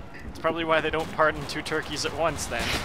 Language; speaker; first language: English; native; English